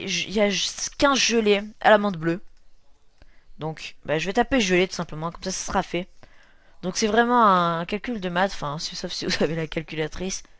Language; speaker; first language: French; native; French